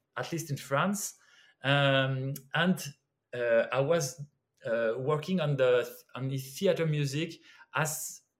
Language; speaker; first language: English; non-native, fluent; French